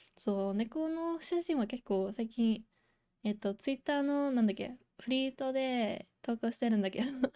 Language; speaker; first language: Japanese; non-native, fluent; English